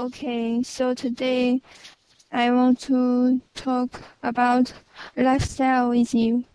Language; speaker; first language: English; non-native, learner; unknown